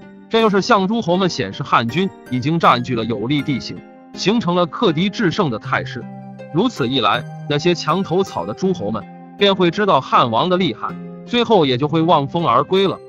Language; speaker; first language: Chinese; native; Chinese